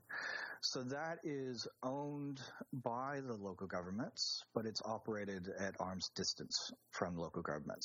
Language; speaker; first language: English; native; English